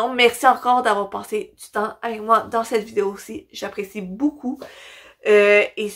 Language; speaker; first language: French; native; French